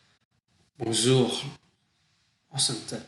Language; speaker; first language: French; non-native, learner; Vietnamese